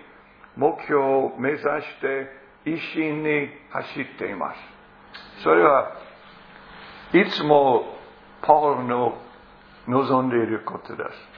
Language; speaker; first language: Japanese; non-native, fluent; English